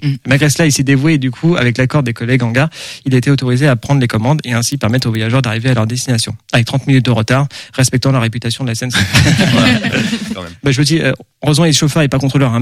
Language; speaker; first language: French; native; French